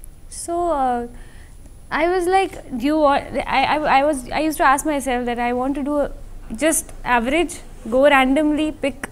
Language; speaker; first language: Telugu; non-native, local second language; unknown